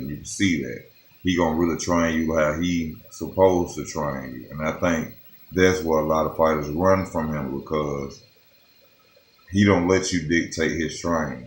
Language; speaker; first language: English; native; English